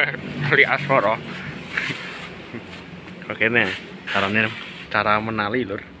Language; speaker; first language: Indonesian; non-native, local second language; Javanese